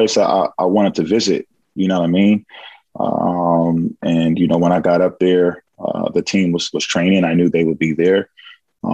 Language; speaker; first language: English; native; English